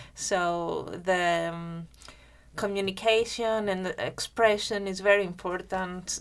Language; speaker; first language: English; non-native, fluent; Greek